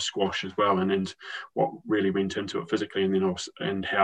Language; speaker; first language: English; native; English